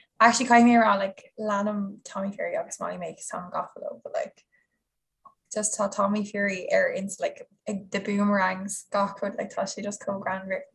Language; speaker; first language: Irish; non-native, local second language; English